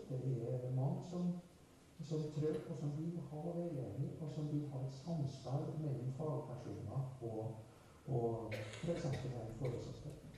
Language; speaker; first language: Norwegian; native; Norwegian